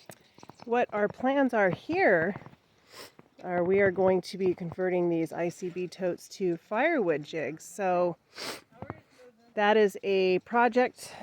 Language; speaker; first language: English; native; English